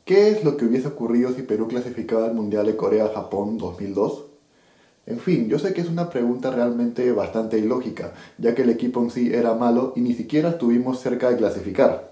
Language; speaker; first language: Spanish; native; Spanish